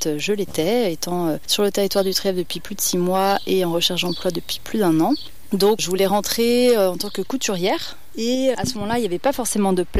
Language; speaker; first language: French; native; French